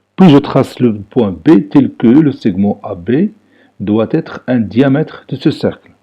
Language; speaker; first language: French; non-native, local second language; Arabic